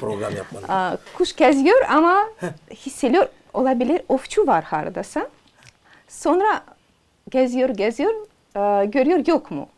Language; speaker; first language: Turkish; non-native, learner; Azerbaijani